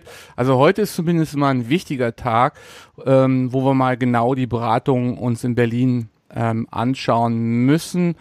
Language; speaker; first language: German; native; German